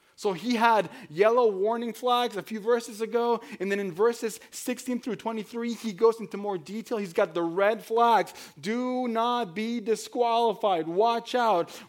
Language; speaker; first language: English; non-native, fluent; Spanish